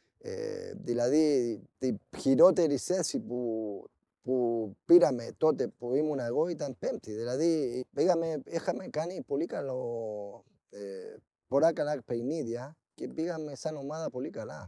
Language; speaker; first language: Greek; non-native, fluent; Spanish